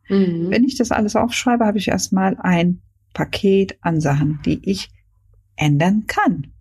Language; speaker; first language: German; non-native, fluent; Hungarian